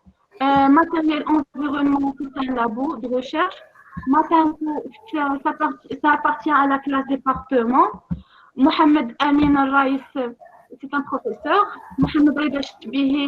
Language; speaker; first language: French; non-native, local second language; Arabic